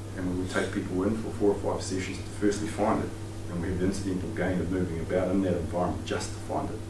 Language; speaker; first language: English; native; English